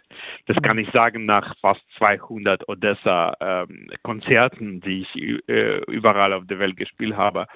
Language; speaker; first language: German; non-native, fluent; Russian